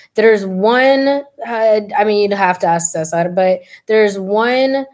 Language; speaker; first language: English; native; English